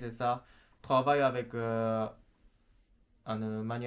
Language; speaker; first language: French; non-native, learner; Japanese